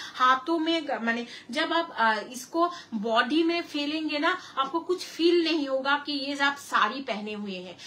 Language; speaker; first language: Hindi; non-native, local second language; Bangla